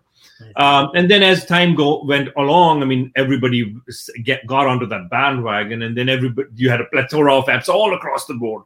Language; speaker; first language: English; non-native, local second language; Urdu